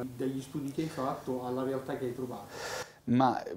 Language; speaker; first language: Italian; native; Italian